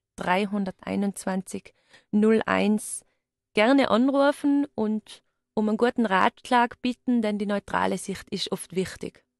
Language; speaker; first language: German; native; German